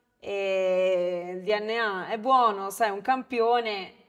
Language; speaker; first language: Italian; native; Italian